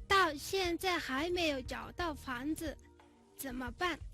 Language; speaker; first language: Chinese; non-native, fluent; Mongolian